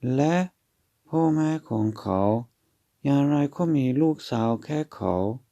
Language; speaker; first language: Thai; non-native, fluent; Hungarian